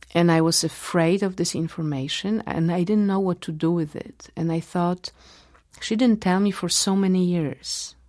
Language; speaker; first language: English; non-native, fluent; Polish